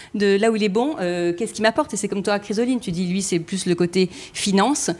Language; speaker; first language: French; native; French